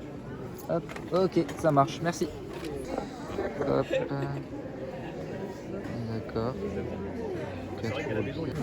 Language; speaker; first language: French; native; French